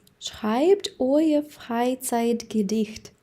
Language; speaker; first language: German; non-native, fluent; Ukrainian